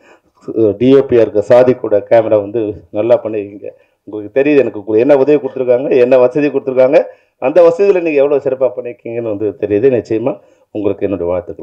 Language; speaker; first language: Tamil; native; Tamil